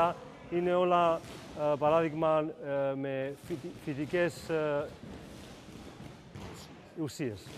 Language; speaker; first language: Greek; early bilingual, heritage; Greek